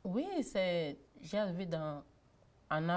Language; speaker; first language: French; non-native, learner; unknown